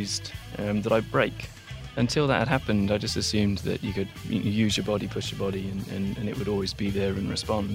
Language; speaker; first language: English; native; English